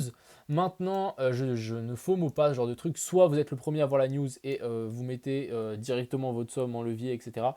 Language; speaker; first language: French; native; French